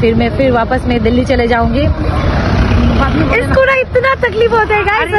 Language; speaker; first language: Hindi; non-native, local second language; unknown